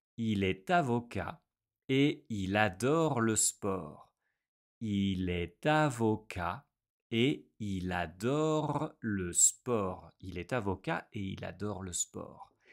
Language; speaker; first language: French; native; French